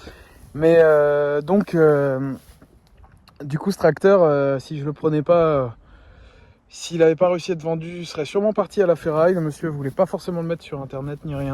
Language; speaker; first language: French; native; French